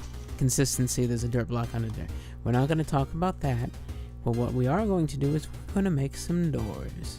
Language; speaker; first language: English; native; English